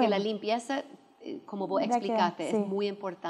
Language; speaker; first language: Spanish; non-native, fluent; English